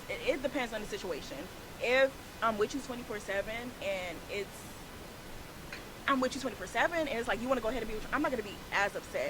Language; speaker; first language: English; native; English